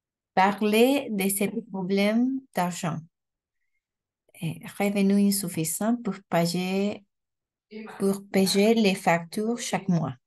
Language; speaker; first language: French; non-native, learner; Spanish